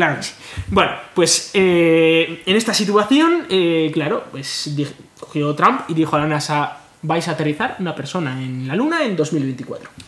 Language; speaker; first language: Spanish; native; Spanish